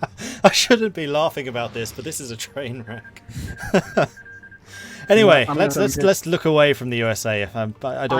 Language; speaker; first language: English; native; English